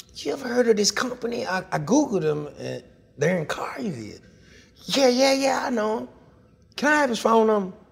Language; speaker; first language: English; native; English